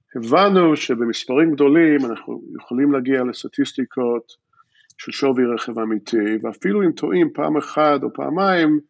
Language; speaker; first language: Hebrew; early bilingual, other home language; English